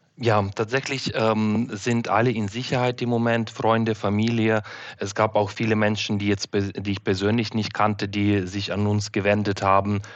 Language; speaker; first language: German; non-native, fluent; Ukrainian